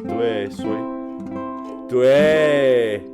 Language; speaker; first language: Chinese; non-native, fluent; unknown